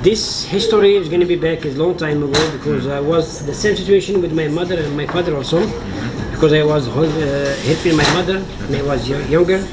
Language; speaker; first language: English; non-native, fluent; Arabic